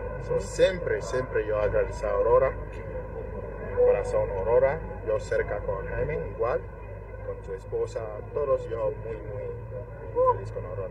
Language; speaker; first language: Spanish; non-native, learner; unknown